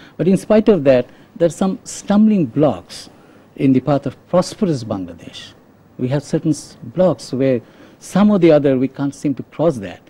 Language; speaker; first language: English; non-native, local second language; Bangla